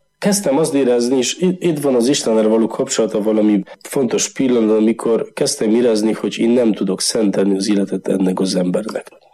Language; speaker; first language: Hungarian; non-native, learner; Polish